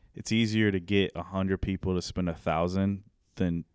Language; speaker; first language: English; native; English